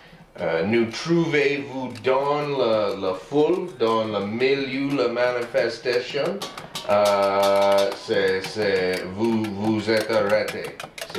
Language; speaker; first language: French; non-native, learner; English